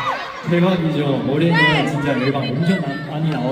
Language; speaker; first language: Korean; non-native, fluent; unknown